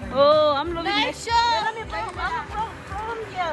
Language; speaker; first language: Hindi; non-native, learner; Tibetan